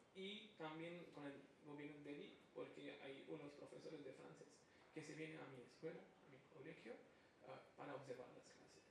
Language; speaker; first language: Spanish; non-native, fluent; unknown